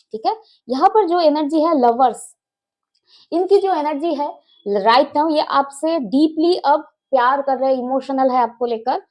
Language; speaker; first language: Hindi; non-native, local second language; Bangla